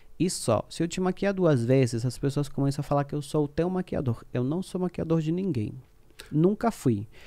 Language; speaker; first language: Portuguese; non-native, fluent; Spanish